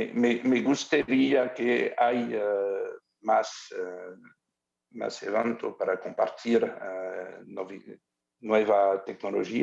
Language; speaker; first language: Spanish; non-native, learner; French